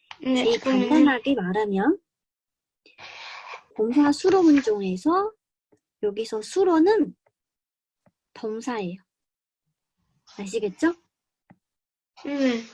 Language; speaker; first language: Korean; non-native, learner; Chinese